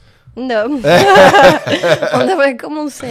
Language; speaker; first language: French; non-native, learner; Spanish